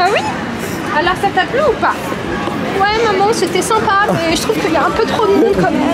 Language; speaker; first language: French; native; French